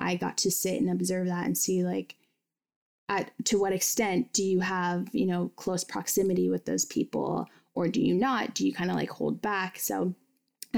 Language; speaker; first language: English; native; English